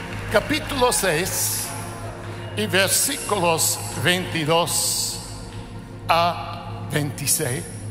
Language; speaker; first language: Spanish; non-native, learner; English